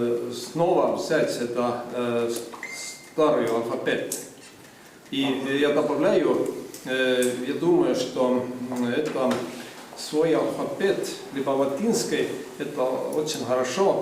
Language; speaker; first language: Russian; non-native, fluent; Estonian